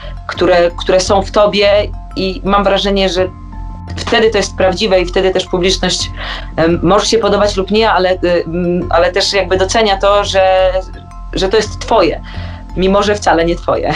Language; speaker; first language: Polish; native; Polish